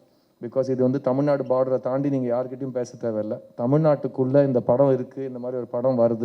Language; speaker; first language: Tamil; native; Tamil